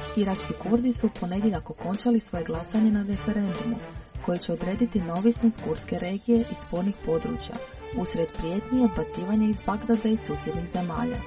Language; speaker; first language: Croatian; native; Croatian